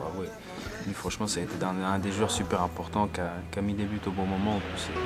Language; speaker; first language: French; native; French